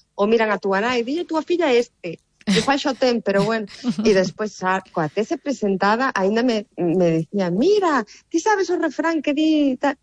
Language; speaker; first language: Galician; native; Galician